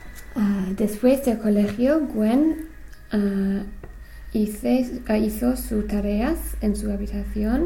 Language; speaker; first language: Spanish; non-native, learner; English